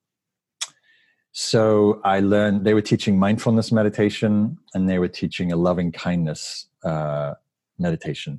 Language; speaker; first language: English; native; English